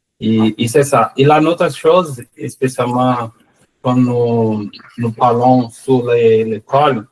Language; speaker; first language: French; non-native, learner; Portuguese